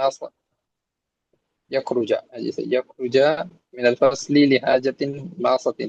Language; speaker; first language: Arabic; non-native, learner; Urdu